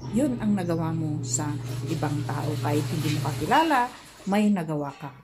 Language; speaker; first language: Filipino; non-native, local second language; Iloko